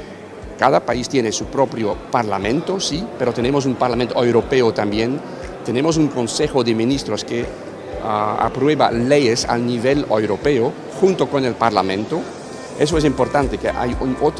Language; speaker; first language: Spanish; non-native, fluent; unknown